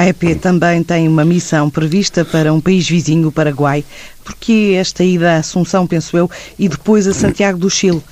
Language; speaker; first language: Portuguese; native; Portuguese